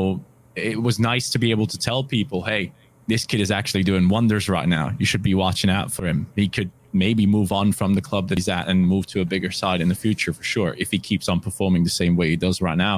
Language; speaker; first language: English; non-native, fluent; German